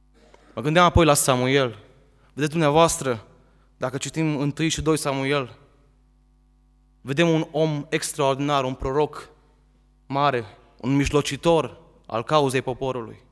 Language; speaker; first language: Romanian; native; Romanian